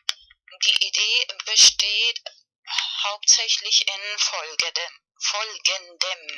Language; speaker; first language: German; non-native, fluent; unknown